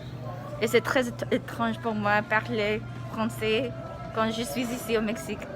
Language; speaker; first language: French; non-native, learner; English